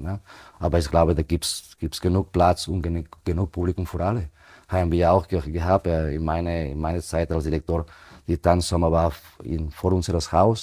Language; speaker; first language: German; non-native, fluent; Spanish